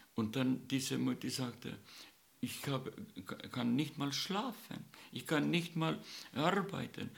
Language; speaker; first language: German; non-native, learner; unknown